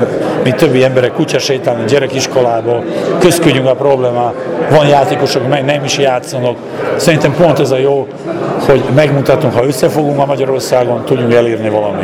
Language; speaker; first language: Hungarian; non-native, fluent; Serbian